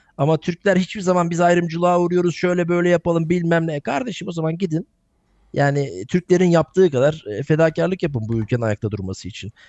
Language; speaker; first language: Turkish; native; Turkish